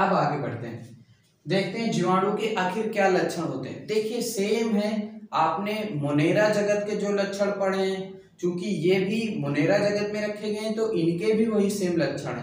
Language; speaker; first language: Hindi; native; Hindi